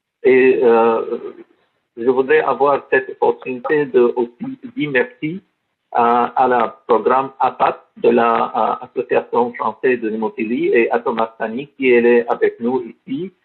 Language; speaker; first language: French; non-native, learner; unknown